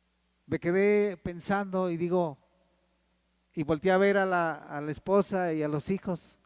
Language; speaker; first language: Spanish; native; Spanish